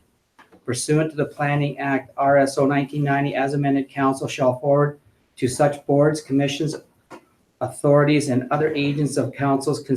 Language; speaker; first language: English; native; English